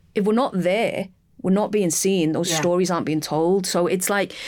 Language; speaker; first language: English; native; English